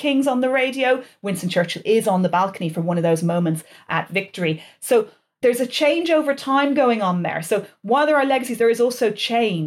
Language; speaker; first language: English; native; English